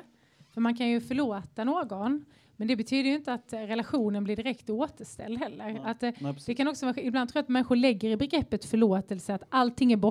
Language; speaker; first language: Swedish; native; Swedish